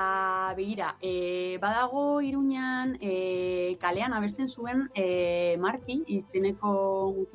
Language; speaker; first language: Basque; non-native, local second language; Spanish